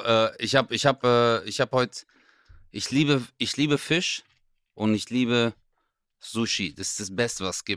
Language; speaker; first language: German; native; German